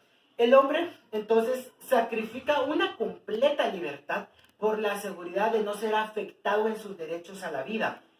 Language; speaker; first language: Spanish; native; Spanish